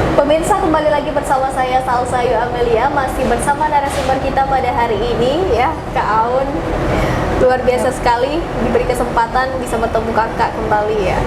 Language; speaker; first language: Indonesian; native; Indonesian